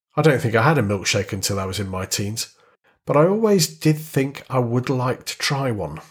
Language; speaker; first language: English; native; English